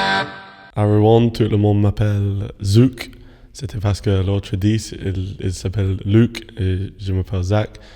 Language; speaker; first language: French; non-native, fluent; English